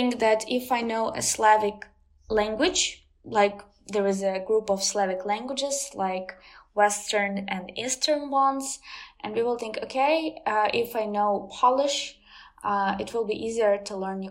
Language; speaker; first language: English; non-native, fluent; Ukrainian